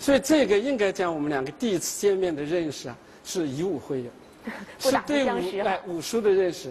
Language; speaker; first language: Chinese; native; Chinese